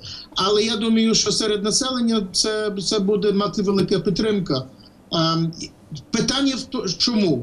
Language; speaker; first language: Ukrainian; non-native, fluent; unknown